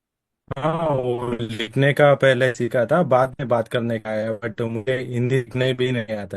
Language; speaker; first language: Hindi; non-native, local second language; Kannada